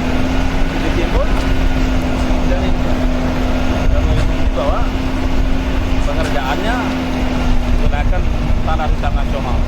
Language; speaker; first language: Indonesian; non-native, local second language; Sasak